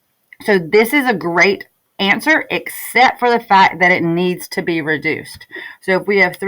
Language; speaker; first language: English; native; English